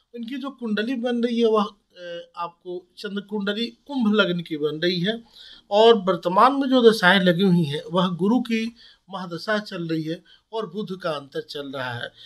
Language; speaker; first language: Hindi; native; Hindi